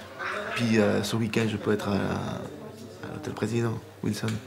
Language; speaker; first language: French; non-native, fluent; Spanish